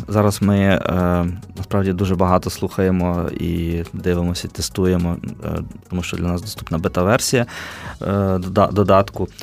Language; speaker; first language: Ukrainian; native; Ukrainian